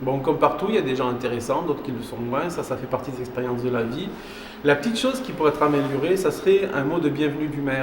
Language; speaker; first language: French; native; French